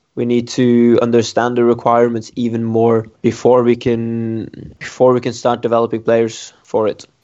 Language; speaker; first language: English; non-native, fluent; Norwegian